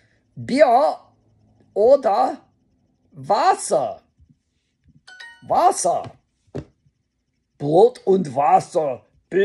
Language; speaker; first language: German; non-native, learner; English